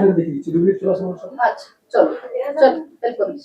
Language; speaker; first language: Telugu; non-native, local second language; Bangla